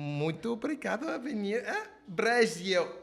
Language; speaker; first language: Portuguese; non-native, learner; English